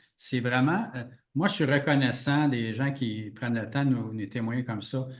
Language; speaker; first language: French; native; French